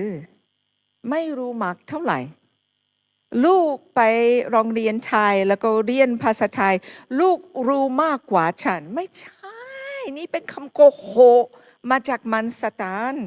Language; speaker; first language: Thai; non-native, fluent; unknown